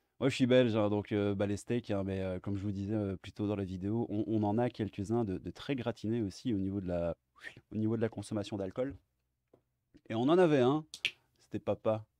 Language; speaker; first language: French; native; French